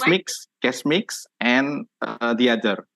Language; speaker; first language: English; non-native, learner; Indonesian